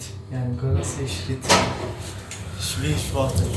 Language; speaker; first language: German; non-native, learner; Portuguese